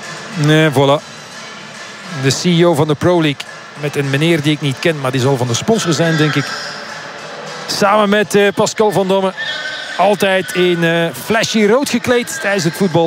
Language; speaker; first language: Dutch; native; Dutch